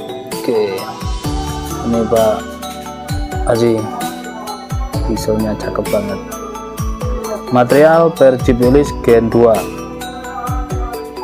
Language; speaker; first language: Indonesian; native; Indonesian